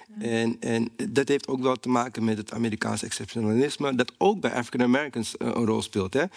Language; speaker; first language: Dutch; native; Dutch